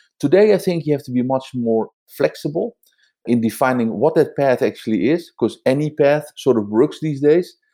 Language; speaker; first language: English; non-native, fluent; Dutch